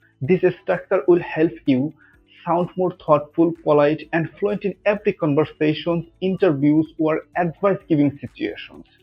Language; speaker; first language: English; non-native, local second language; Bangla